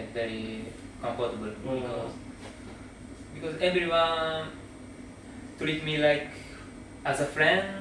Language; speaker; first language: English; non-native, learner; Japanese